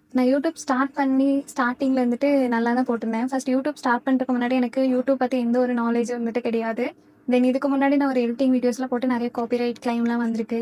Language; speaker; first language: Tamil; non-native, local second language; Malayalam